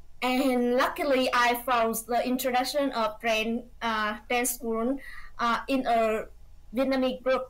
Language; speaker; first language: English; non-native, fluent; Vietnamese